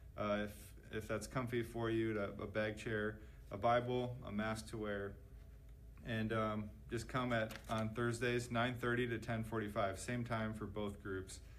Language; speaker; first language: English; native; English